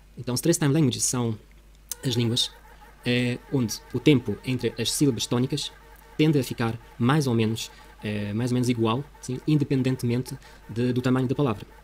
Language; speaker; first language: Portuguese; non-native, fluent; Russian